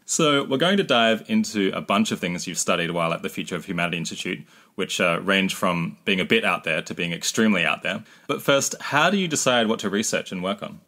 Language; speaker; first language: English; native; English